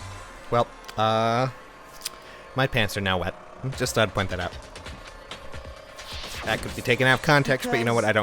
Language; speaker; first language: English; native; English